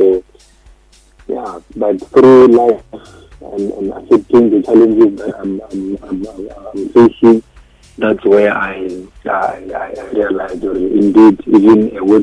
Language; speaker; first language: English; non-native, local second language; Northern Sotho